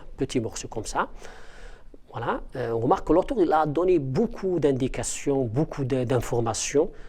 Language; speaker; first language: French; non-native, local second language; Arabic